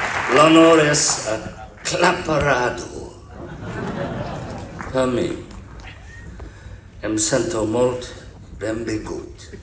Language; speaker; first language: Catalan; non-native, learner; English